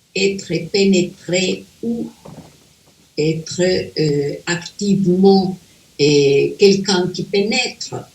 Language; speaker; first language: French; non-native, fluent; Spanish